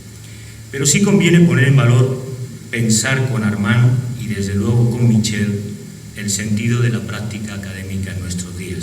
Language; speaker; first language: Spanish; native; Spanish